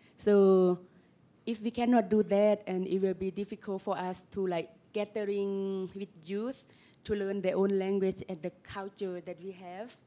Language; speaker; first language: English; non-native, learner; Lao